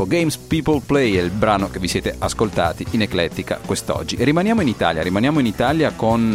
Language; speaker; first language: Italian; native; Italian